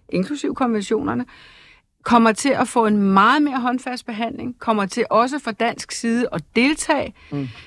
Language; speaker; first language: Danish; native; Danish